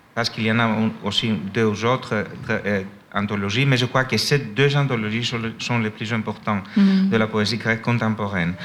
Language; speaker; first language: French; non-native, fluent; Greek